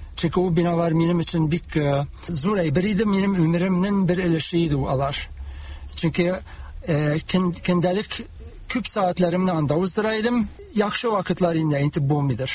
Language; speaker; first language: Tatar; early bilingual, heritage; Tatar